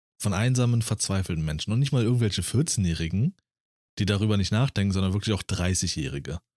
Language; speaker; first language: German; native; German